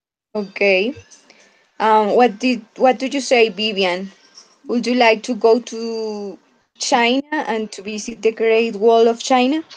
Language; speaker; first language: English; non-native, fluent; Spanish